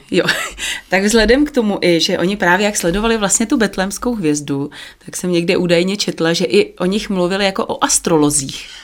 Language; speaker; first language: Czech; native; Czech